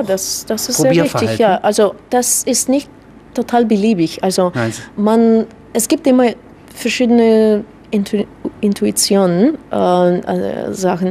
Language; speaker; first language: German; non-native, fluent; Russian